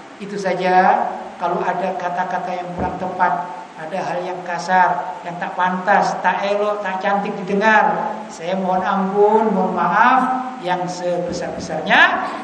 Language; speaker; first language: Indonesian; native; Indonesian